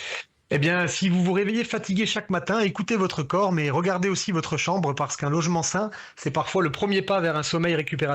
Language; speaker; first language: French; native; French